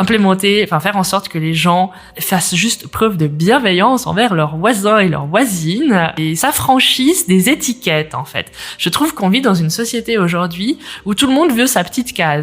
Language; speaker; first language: French; native; French